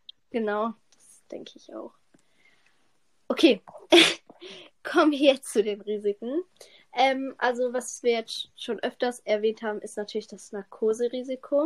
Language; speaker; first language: German; native; German